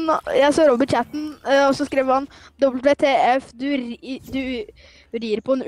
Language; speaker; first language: Norwegian; native; Norwegian